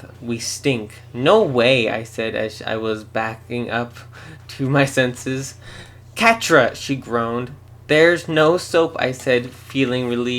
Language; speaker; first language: English; native; English